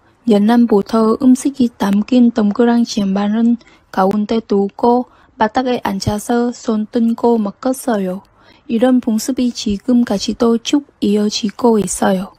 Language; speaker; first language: Korean; non-native, fluent; Vietnamese